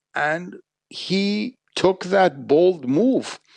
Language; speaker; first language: English; non-native, fluent; Arabic